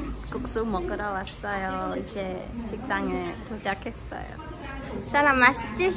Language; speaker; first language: Korean; non-native, learner; Khmer